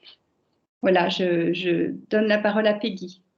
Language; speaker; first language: French; native; French